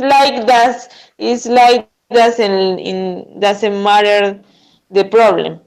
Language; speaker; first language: English; non-native, learner; Spanish